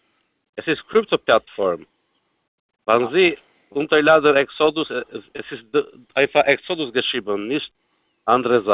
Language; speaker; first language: German; non-native, fluent; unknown